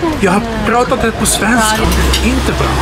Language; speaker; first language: Swedish; non-native, learner; Italian